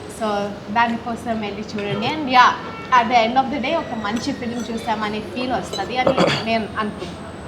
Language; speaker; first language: Telugu; native; Telugu